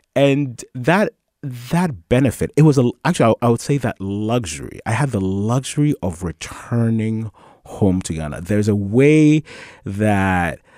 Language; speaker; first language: English; early bilingual, other home language; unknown